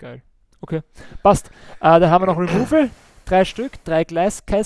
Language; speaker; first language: German; native; German